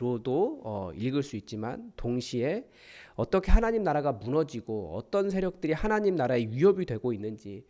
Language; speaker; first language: Korean; native; Korean